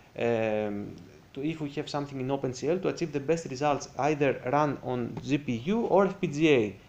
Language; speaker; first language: English; non-native, fluent; Greek